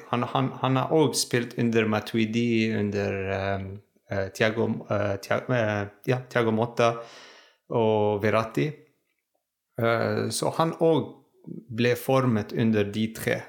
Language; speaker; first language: Norwegian; non-native, fluent; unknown